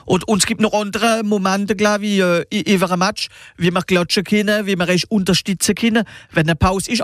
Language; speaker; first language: German; non-native, local second language; Swiss German